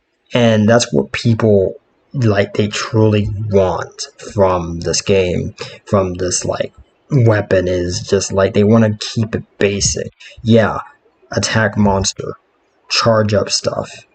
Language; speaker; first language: English; native; English